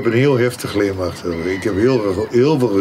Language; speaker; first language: Dutch; native; Dutch